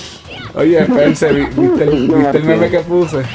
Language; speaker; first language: Spanish; native; Spanish